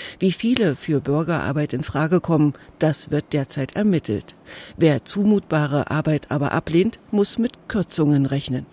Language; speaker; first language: German; native; German